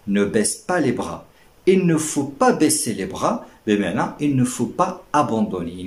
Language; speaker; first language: French; non-native, local second language; Arabic